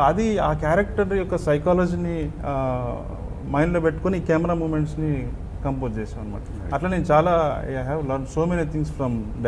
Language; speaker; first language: Telugu; native; Telugu